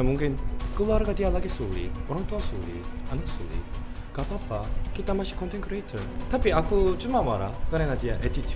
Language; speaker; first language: Indonesian; non-native, learner; Korean